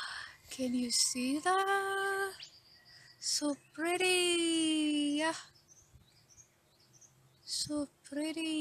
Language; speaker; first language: English; non-native, learner; Indonesian